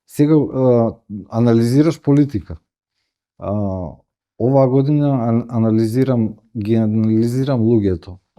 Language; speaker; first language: Macedonian; native; Macedonian